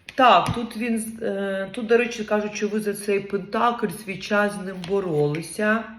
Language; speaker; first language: Ukrainian; non-native, local second language; Russian